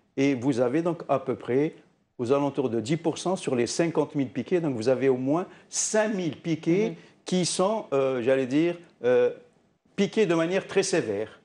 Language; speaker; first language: French; non-native, local second language; Arabic